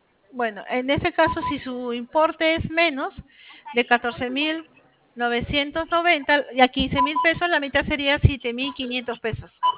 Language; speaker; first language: Spanish; native; Spanish